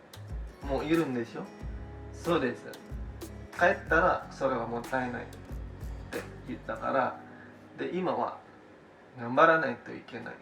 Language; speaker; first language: Japanese; non-native, fluent; Indonesian